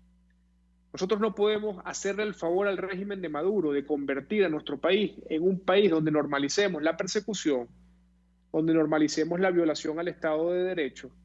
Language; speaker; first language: Spanish; native; Spanish